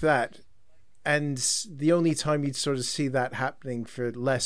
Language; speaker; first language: English; native; English